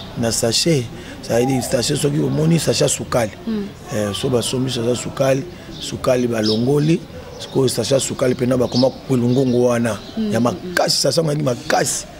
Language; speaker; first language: Lingala; native; Lingala